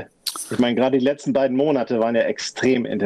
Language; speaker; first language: German; native; German